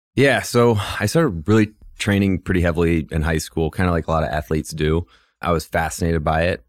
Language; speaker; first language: English; native; English